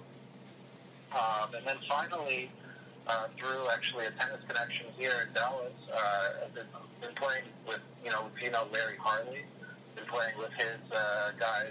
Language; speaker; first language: English; early bilingual, other home language; Russian